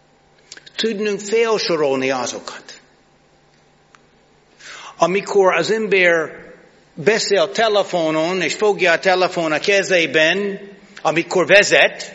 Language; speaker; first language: Hungarian; non-native, fluent; English